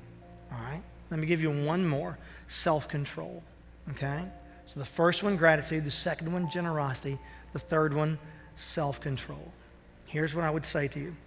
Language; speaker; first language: English; native; English